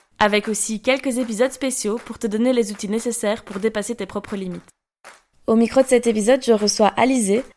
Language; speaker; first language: French; native; French